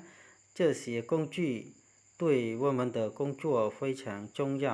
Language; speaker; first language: Chinese; non-native, fluent; Khmer